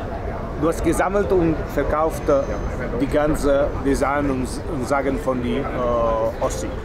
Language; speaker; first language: German; non-native, learner; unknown